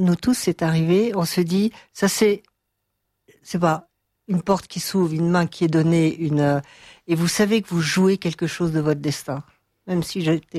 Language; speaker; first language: French; native; French